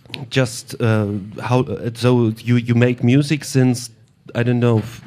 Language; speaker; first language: English; non-native, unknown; German